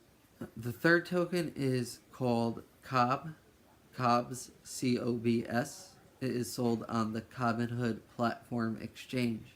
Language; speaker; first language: English; native; English